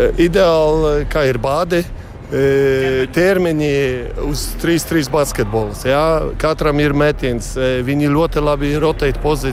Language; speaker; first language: Latvian; non-native, learner; Polish